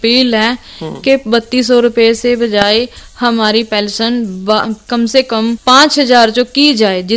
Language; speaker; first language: Hindi; native; Hindi